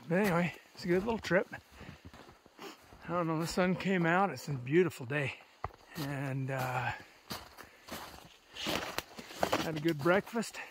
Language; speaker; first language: English; native; English